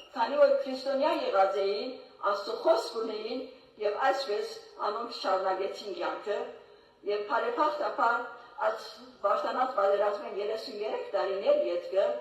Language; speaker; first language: Armenian; native; Armenian